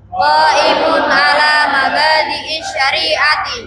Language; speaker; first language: Arabic; non-native, learner; Indonesian